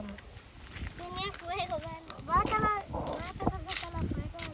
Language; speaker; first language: Spanish; early bilingual, heritage; Spanish